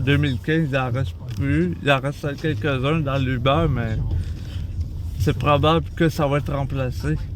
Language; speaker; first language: French; native; French